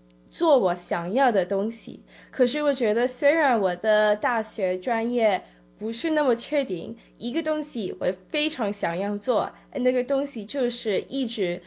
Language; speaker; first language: Chinese; early bilingual, heritage; English